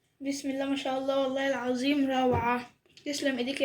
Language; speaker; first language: Arabic; native; Arabic